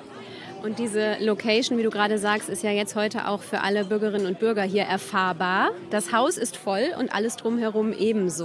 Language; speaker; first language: German; native; German